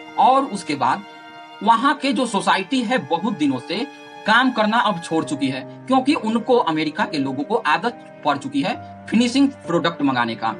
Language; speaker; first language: Hindi; native; Hindi